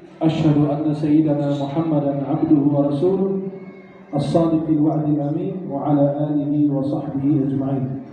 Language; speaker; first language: Indonesian; non-native, fluent; Arabic